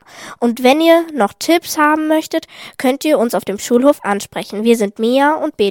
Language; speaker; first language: German; native; German